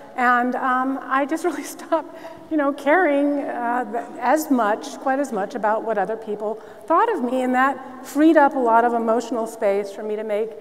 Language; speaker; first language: English; native; English